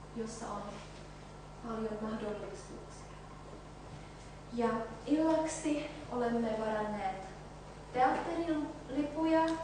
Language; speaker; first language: Finnish; non-native, learner; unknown